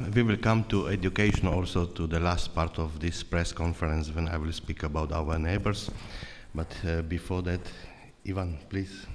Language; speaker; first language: English; non-native, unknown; Slovenian